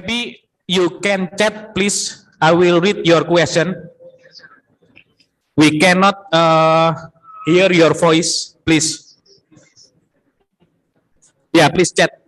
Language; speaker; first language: English; non-native, learner; Indonesian